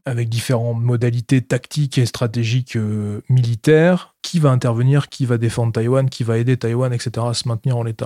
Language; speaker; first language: French; native; French